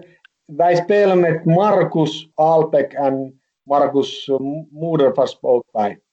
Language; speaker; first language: Dutch; non-native, fluent; Finnish